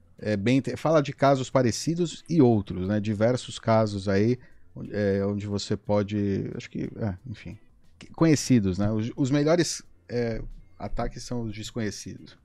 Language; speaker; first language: Portuguese; native; Portuguese